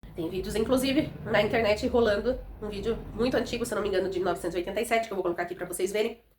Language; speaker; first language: Portuguese; native; Portuguese